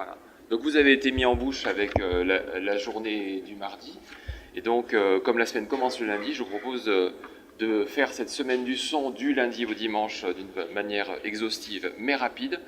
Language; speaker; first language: French; native; French